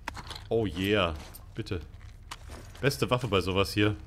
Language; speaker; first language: German; native; German